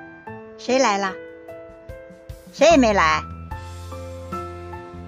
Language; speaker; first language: Chinese; native; Chinese